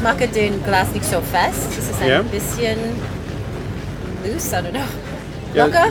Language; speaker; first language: German; non-native, learner; Korean